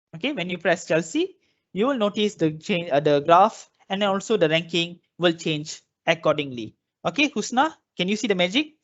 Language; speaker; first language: English; non-native, local second language; Malay